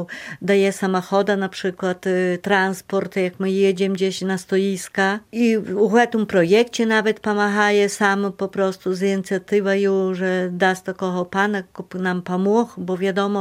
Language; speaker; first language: Polish; non-native, local second language; Belarusian